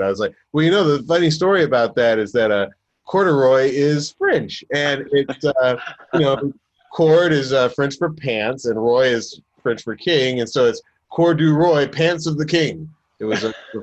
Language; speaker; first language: English; native; English